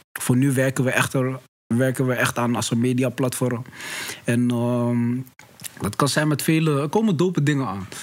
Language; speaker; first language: Dutch; early bilingual, other home language; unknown